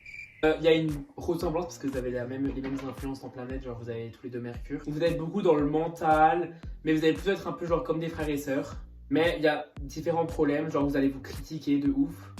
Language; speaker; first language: French; native; French